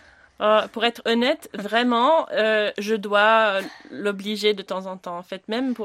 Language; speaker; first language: French; non-native, local second language; English